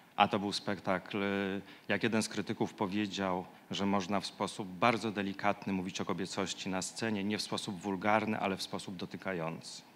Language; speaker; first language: Polish; native; Polish